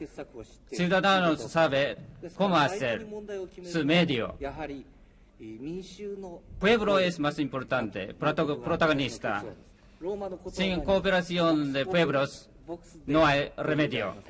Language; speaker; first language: Spanish; non-native, learner; Japanese